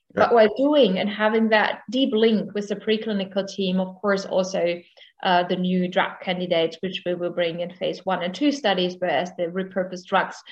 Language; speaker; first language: English; non-native, fluent; German